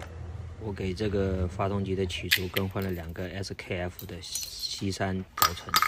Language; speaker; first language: Chinese; native; Chinese